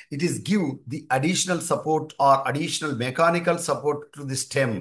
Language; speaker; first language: English; non-native, local second language; Telugu